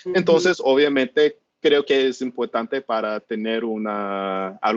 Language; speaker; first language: Spanish; non-native, learner; English